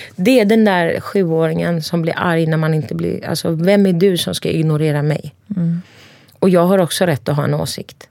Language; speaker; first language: Swedish; early bilingual, other home language; Turkish